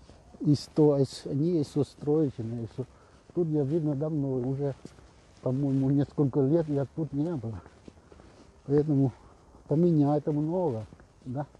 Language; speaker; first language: Russian; non-native, learner; Vietnamese